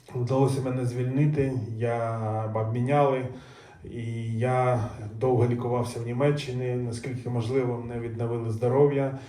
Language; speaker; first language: Ukrainian; native; Ukrainian